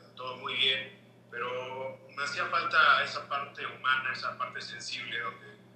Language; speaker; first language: Spanish; native; Spanish